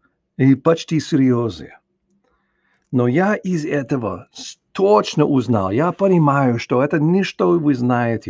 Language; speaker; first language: Russian; non-native, learner; English